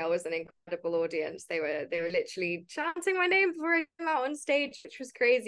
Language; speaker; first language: English; native; English